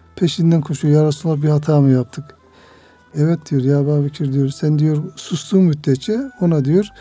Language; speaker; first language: Turkish; native; Turkish